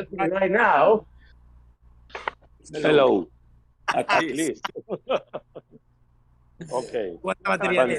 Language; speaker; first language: English; non-native, fluent; Spanish